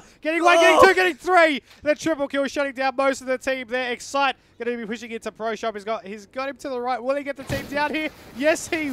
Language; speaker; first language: English; native; English